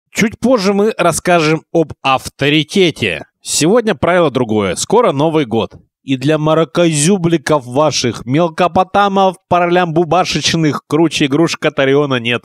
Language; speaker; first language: Russian; native; Russian